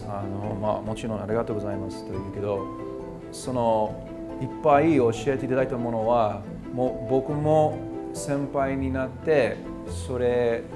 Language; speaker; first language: Japanese; non-native, fluent; English